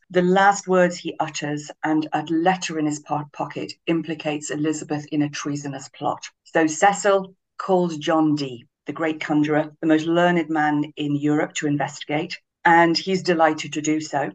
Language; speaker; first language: English; native; English